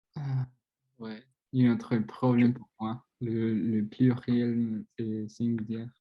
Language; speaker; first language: French; non-native, learner; Spanish